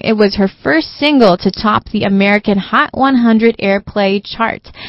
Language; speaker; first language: English; early bilingual, other home language; Chinese